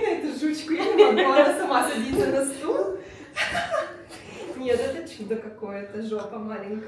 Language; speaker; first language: Russian; native; Russian